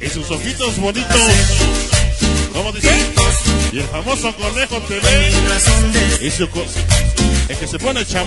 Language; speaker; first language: Spanish; native; Spanish